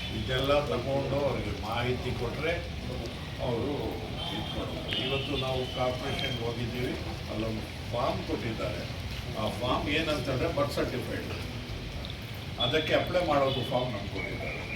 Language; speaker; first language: Kannada; non-native, local second language; Urdu